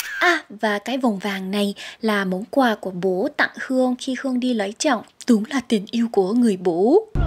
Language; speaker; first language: Vietnamese; non-native, fluent; Korean